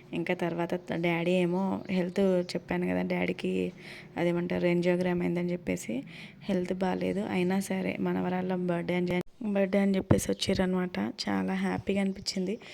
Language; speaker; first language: Telugu; native; Telugu